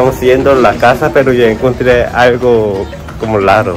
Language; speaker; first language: Spanish; non-native, learner; Korean